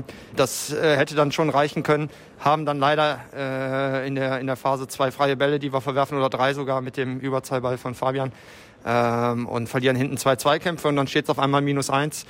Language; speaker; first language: German; native; German